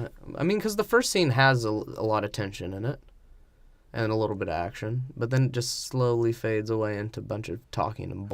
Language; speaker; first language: English; native; English